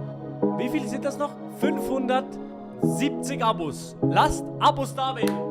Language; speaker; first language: German; native; German